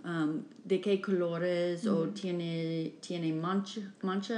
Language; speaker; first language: Spanish; non-native, fluent; English